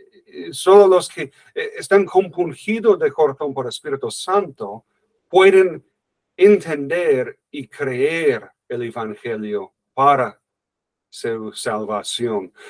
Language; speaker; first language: Spanish; non-native, fluent; English